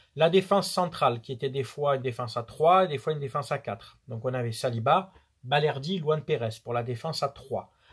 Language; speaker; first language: French; native; French